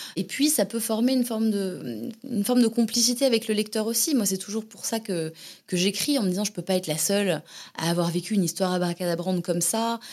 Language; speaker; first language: French; native; French